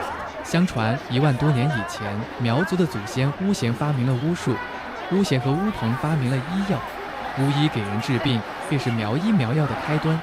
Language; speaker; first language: Chinese; native; Chinese